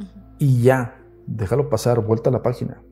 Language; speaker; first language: Spanish; native; Spanish